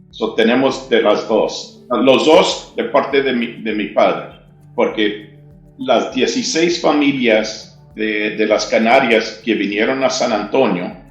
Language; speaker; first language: Spanish; early bilingual, heritage; English